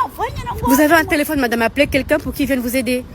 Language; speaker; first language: French; native; French